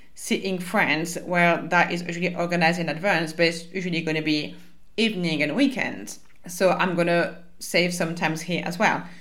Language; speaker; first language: English; non-native, fluent; French